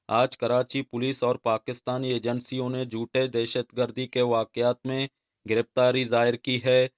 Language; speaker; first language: Urdu; non-native, local second language; Baluchi